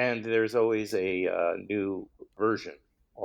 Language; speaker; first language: English; native; English